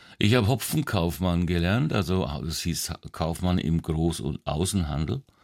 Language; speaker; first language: German; native; German